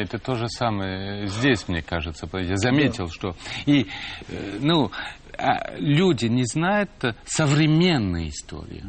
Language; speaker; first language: Russian; non-native, fluent; French